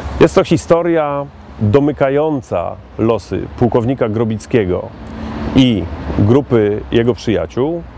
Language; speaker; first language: Polish; native; Polish